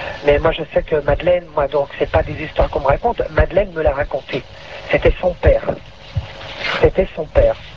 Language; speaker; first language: French; native; French